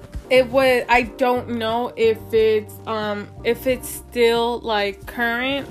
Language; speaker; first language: English; early bilingual, other home language; Spanish